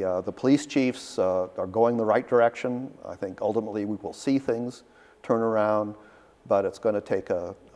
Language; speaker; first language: English; native; English